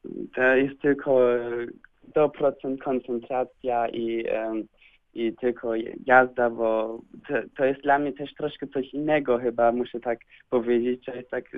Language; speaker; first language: Polish; early bilingual, heritage; Polish